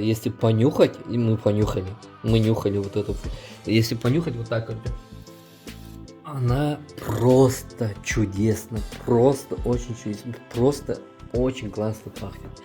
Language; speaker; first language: Russian; native; Russian